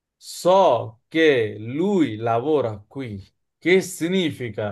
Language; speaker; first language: Italian; non-native, learner; Bangla